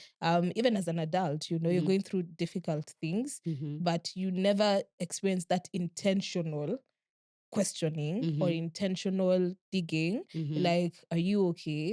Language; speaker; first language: English; non-native, local second language; Swahili